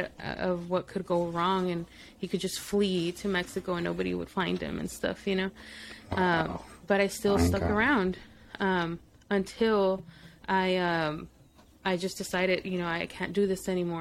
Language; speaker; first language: English; early bilingual, other home language; Spanish